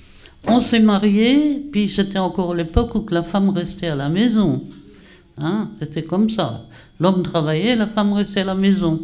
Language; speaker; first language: French; native; French